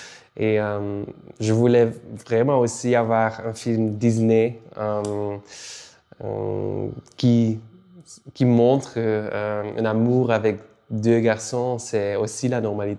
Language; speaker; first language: French; non-native, local second language; Dutch